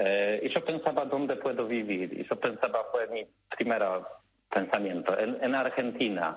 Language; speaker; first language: Spanish; non-native, learner; Polish